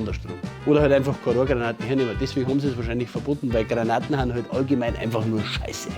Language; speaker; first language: German; native; German